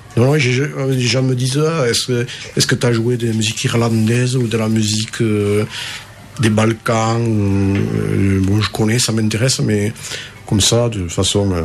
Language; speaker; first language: French; native; French